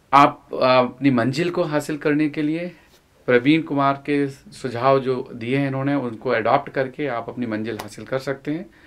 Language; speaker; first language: Hindi; native; Hindi